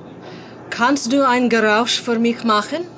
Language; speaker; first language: German; non-native, learner; English